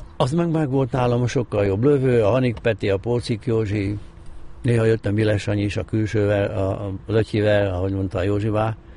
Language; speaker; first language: Hungarian; native; Hungarian